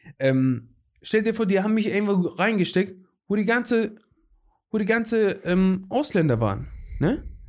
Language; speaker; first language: German; non-native, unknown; Persian